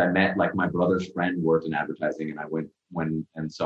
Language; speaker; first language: English; non-native, local second language; Urdu